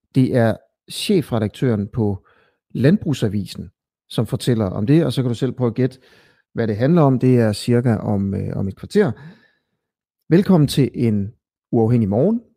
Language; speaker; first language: Danish; native; Danish